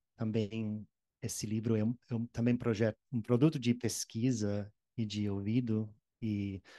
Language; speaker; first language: Portuguese; non-native, fluent; English